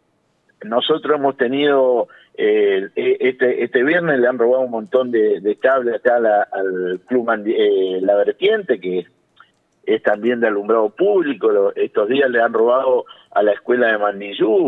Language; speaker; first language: Spanish; native; Spanish